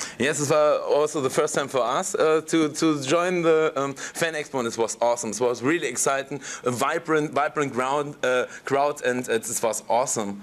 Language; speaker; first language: English; non-native, fluent; German